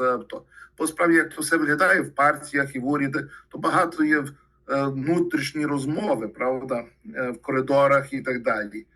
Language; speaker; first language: Ukrainian; early bilingual, heritage; Ukrainian